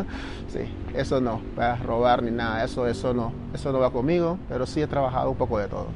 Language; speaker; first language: Spanish; native; Spanish